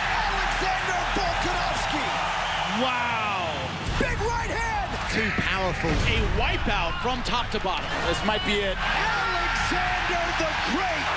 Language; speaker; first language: English; native; English